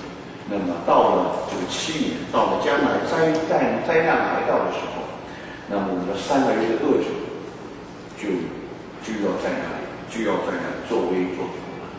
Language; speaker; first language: Chinese; native; Chinese